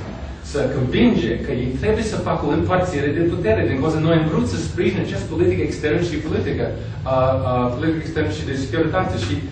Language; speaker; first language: Romanian; non-native, fluent; English